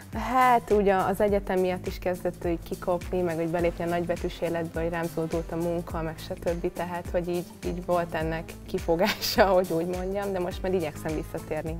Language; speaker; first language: Hungarian; native; Hungarian